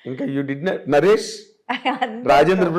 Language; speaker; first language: Telugu; native; Telugu